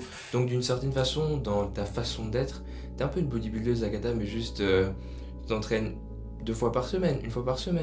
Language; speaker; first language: French; native; French